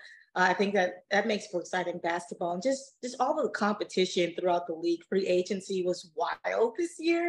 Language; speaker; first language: English; native; English